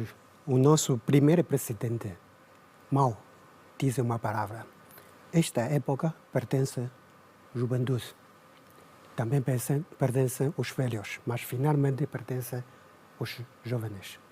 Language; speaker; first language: Portuguese; non-native, learner; Chinese